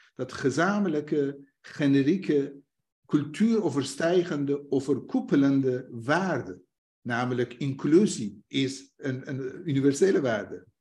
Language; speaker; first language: Dutch; non-native, fluent; Persian